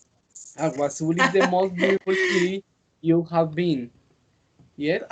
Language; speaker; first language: English; non-native, fluent; Spanish